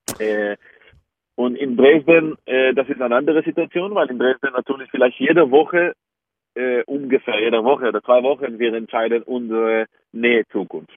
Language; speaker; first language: German; non-native, fluent; Hebrew